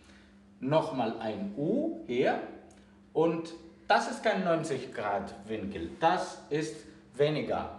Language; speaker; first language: German; non-native, fluent; Greek